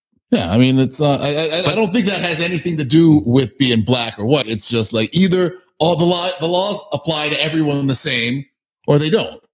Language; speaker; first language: English; native; English